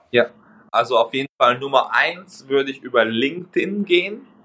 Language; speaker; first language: German; non-native, fluent; Hungarian